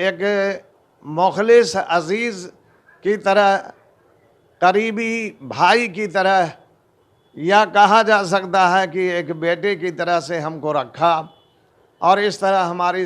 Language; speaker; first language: Urdu; native; Urdu